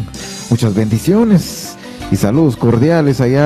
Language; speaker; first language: Spanish; native; Spanish